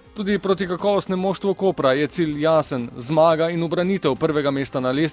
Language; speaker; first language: Slovenian; native; Slovenian